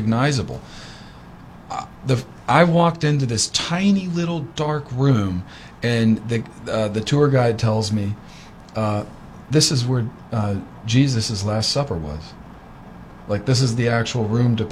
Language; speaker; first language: English; native; English